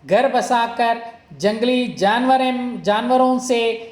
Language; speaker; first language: Hindi; non-native, local second language; Kannada